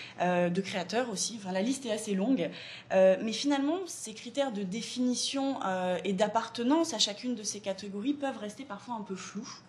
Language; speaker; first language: French; native; French